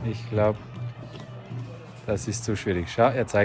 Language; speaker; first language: German; native; German